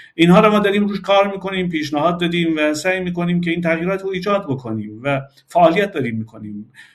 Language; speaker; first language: Persian; non-native, local second language; Kurdish